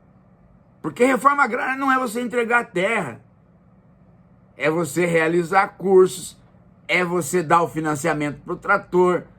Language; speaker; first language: Portuguese; native; Portuguese